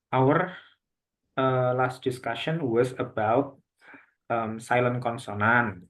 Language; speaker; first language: English; non-native, local second language; Indonesian